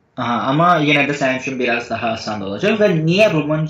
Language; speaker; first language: Azerbaijani; non-native, fluent; Turkish